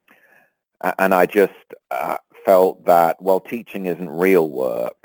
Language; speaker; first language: English; native; English